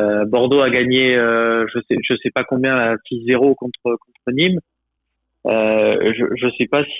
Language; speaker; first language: French; native; French